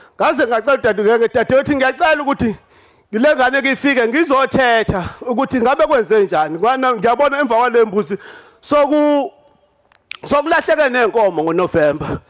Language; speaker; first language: Zulu; native; Zulu